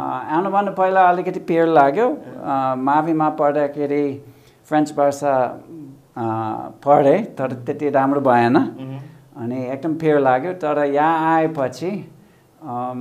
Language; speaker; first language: Nepali; non-native, fluent; English